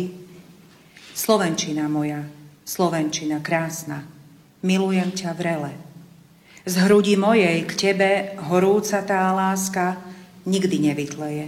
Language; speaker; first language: Slovak; early bilingual, heritage; Slovak